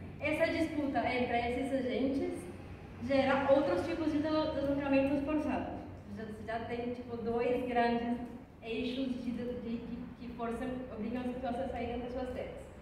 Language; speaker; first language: Portuguese; non-native, fluent; Spanish